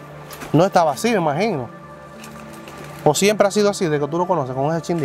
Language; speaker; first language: Spanish; native; Spanish